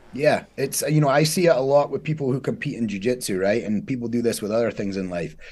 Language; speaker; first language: English; native; English